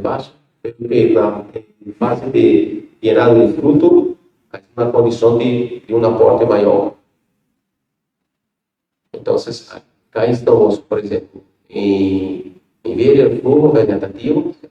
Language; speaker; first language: Spanish; non-native, learner; Portuguese